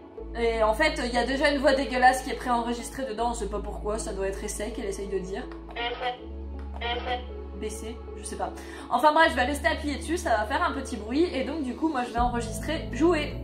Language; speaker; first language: French; native; French